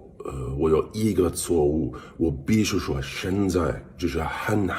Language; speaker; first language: Chinese; non-native, learner; English